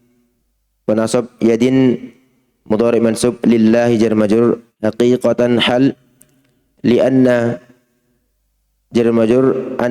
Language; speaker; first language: Arabic; non-native, learner; Indonesian